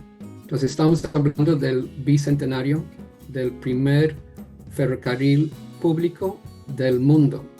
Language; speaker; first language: Spanish; non-native, fluent; English